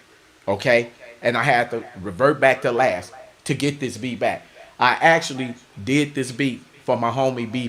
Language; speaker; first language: English; native; English